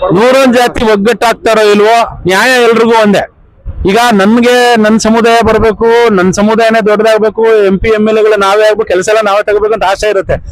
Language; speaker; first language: Kannada; non-native, local second language; Lambadi